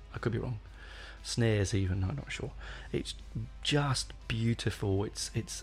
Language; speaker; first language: English; native; English